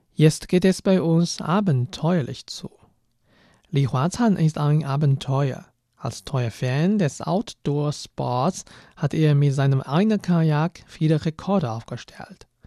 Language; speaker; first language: German; non-native, fluent; Chinese